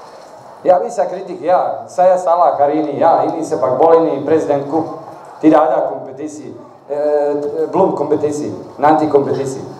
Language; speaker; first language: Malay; non-native, learner; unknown